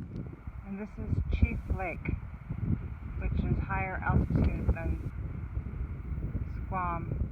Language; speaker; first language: English; non-native, fluent; German